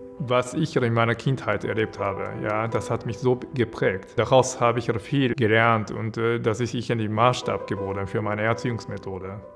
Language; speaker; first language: German; non-native, fluent; Japanese